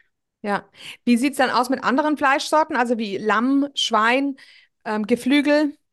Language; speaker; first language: German; native; German